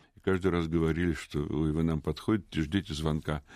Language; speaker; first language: Russian; native; Russian